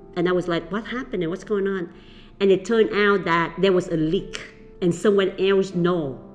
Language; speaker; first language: English; early bilingual, other home language; Vietnamese